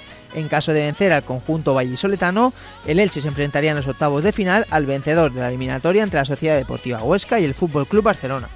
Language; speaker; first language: Spanish; native; Spanish